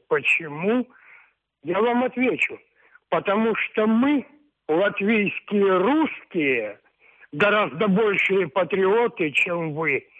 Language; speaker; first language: Russian; native; Russian